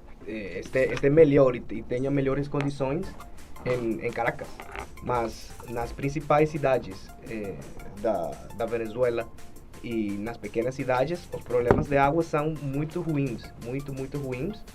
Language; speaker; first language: Portuguese; non-native, fluent; Spanish